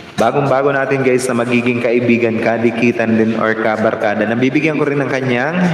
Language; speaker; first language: Filipino; non-native, local second language; Bikol